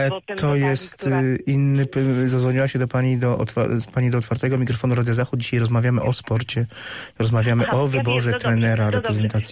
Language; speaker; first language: Polish; native; Polish